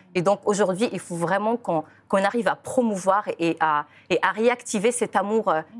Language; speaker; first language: French; non-native, local second language; Arabic